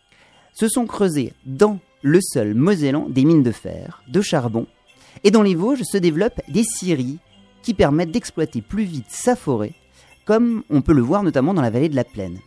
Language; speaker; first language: French; native; French